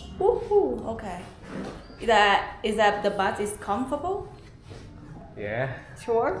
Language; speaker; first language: English; non-native, learner; Thai